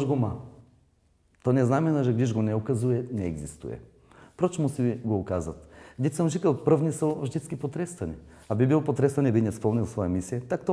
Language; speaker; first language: Czech; non-native, learner; Bulgarian